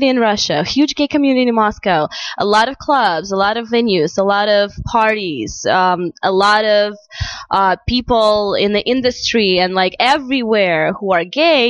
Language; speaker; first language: English; non-native, fluent; Russian